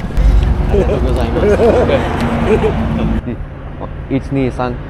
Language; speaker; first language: Japanese; non-native, learner; English